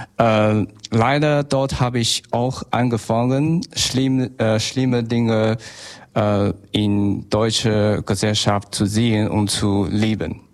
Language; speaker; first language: German; non-native, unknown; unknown